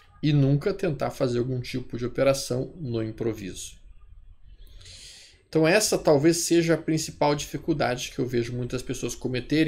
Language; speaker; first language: Portuguese; native; Portuguese